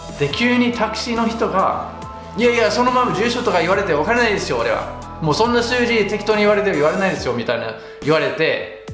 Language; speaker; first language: Japanese; non-native, fluent; English